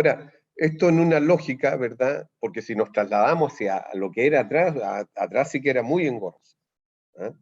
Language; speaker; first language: Spanish; native; Spanish